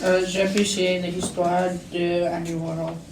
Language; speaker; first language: French; non-native, learner; English